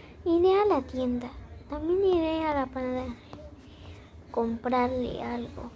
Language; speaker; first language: Spanish; native; Spanish